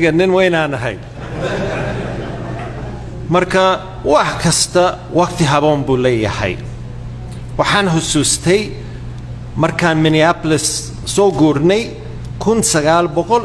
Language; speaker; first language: Somali; non-native, fluent; English